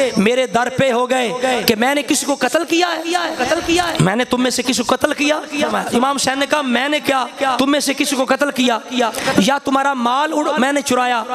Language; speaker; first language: Urdu; non-native, local second language; Punjabi